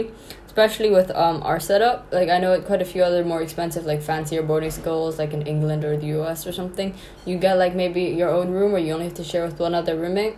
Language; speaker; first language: English; non-native, local second language; Cantonese